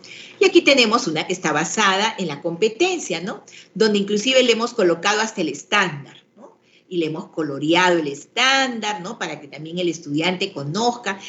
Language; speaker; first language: Spanish; native; Spanish